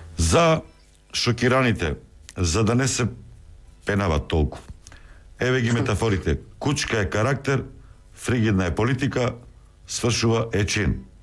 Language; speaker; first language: Macedonian; native; Macedonian